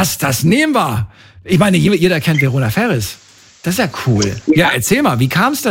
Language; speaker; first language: German; native; German